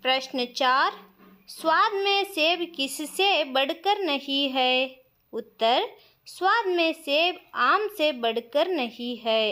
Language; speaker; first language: Hindi; non-native, local second language; Kannada